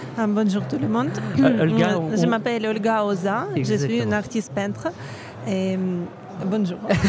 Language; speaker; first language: French; non-native, learner; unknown